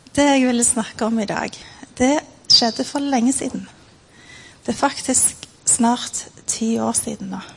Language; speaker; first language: Norwegian; native; Norwegian